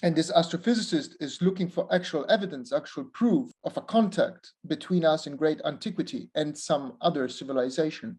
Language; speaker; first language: English; non-native, fluent; Italian